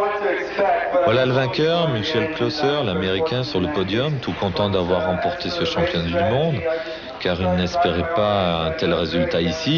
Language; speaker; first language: French; native; French